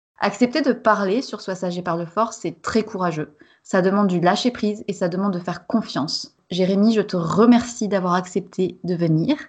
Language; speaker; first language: French; native; French